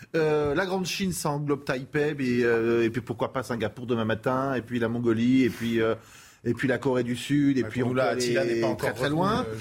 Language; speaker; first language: French; non-native, fluent; English